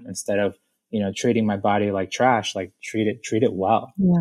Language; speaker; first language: English; native; English